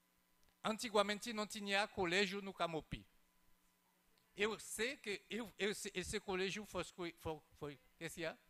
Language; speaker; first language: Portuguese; non-native, fluent; French